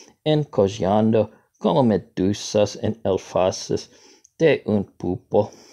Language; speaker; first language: Spanish; non-native, learner; English